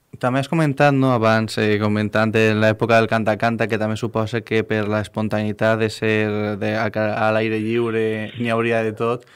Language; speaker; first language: Catalan; native; Catalan